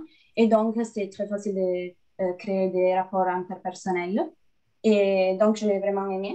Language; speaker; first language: French; non-native, fluent; Italian